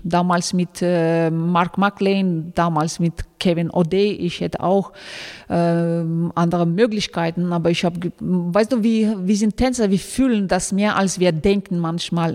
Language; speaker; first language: German; non-native, fluent; Russian